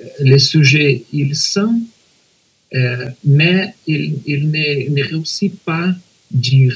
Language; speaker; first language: French; non-native, fluent; Portuguese